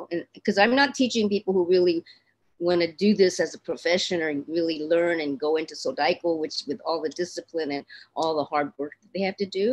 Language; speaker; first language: English; native; English